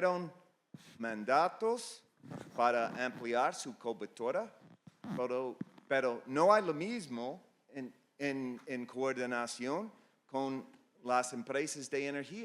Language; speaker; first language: Spanish; non-native, fluent; English